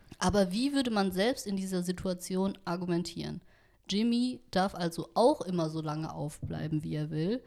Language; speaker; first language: German; early bilingual, other home language; Vietnamese